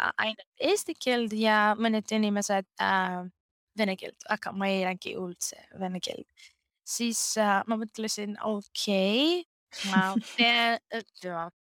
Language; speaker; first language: Estonian; non-native, learner; Greek